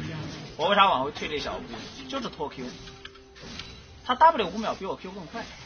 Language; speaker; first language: Chinese; native; Chinese